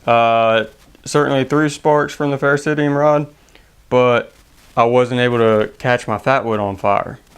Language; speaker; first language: English; native; English